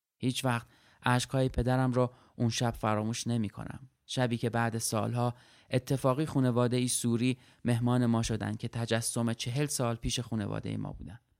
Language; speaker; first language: Persian; early bilingual, other home language; Arabic